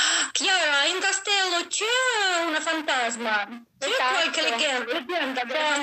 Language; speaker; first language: Italian; non-native, learner; Russian